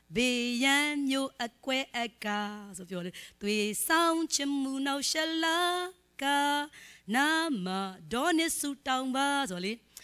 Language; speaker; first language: Burmese; non-native, local second language; Kachin